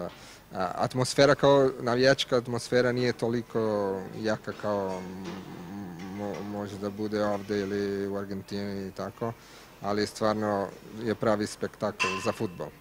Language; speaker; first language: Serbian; non-native, learner; Italian